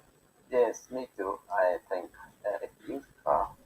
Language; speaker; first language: English; non-native, learner; Bangla